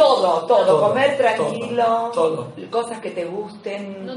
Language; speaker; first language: Spanish; native; Spanish